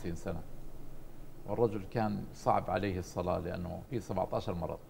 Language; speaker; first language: Arabic; native; Arabic